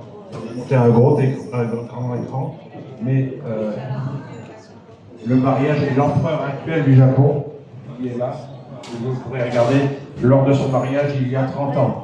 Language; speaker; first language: French; native; French